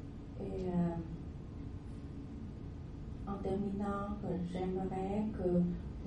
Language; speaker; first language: French; non-native, learner; Vietnamese